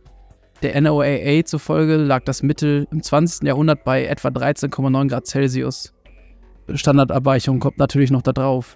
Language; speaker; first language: German; native; German